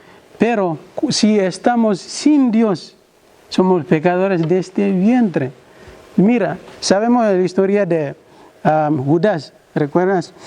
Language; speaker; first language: Spanish; non-native, learner; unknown